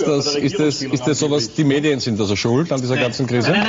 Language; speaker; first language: German; native; German